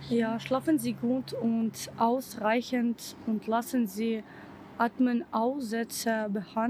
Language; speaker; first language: German; non-native, learner; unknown